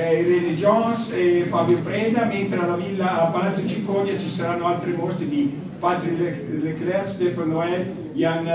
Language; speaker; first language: Italian; native; Italian